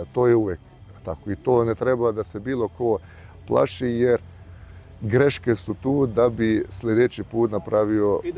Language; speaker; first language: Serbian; early bilingual, heritage; Bosnian